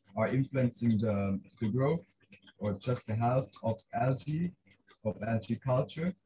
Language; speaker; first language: English; non-native, fluent; Swiss German